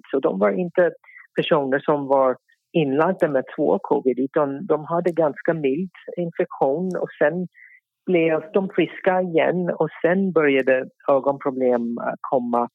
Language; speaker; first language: Swedish; non-native, fluent; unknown